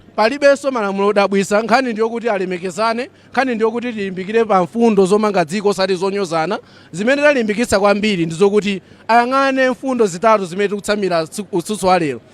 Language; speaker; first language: Nyanja; native; Nyanja